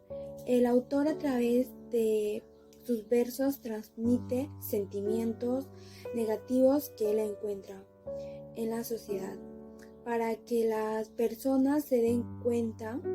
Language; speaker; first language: Spanish; native; Spanish